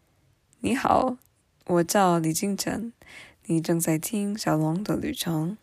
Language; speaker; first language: Chinese; non-native, fluent; English